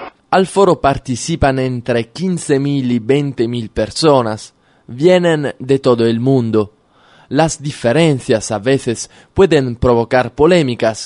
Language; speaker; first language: Spanish; non-native, fluent; Italian